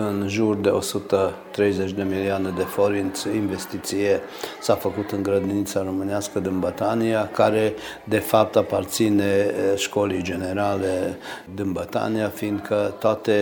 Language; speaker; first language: Romanian; early bilingual, heritage; Romanian